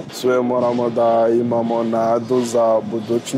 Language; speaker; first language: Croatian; non-native, learner; Rundi